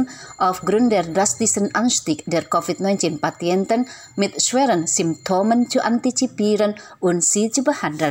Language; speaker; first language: German; non-native, fluent; Indonesian